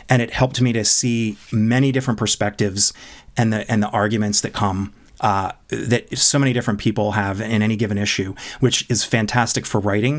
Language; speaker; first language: English; native; English